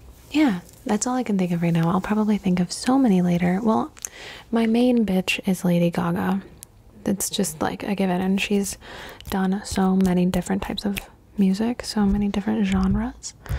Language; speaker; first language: English; early bilingual, other home language; Spanish